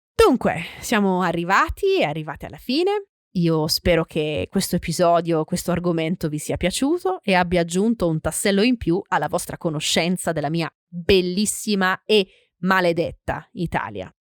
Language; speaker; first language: Italian; native; Italian